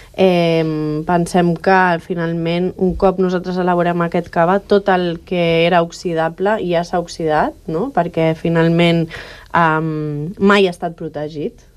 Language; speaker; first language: Catalan; native; Catalan